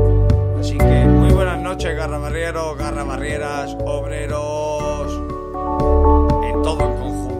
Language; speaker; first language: Spanish; native; Spanish